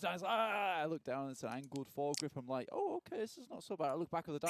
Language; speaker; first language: English; native; English